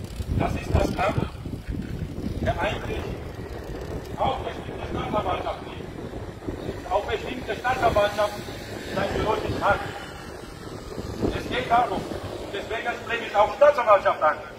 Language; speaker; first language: German; non-native, fluent; Romanian